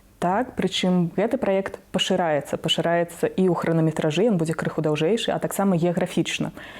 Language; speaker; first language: Belarusian; non-native, local second language; Russian